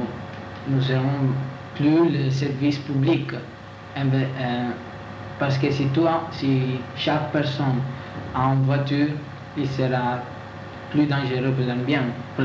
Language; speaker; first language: French; non-native, learner; Italian